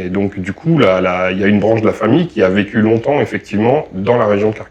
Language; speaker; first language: French; native; French